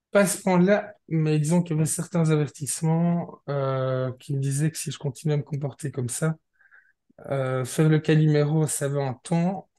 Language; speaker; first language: French; native; French